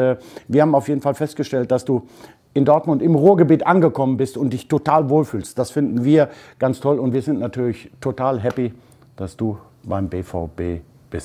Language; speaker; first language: German; native; German